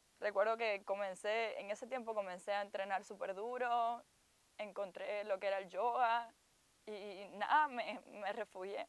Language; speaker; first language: Spanish; native; Spanish